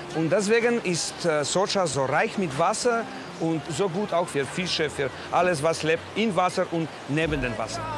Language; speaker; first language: German; non-native, learner; Slovenian